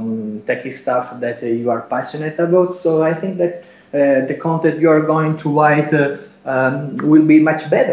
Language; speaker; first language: English; non-native, fluent; Italian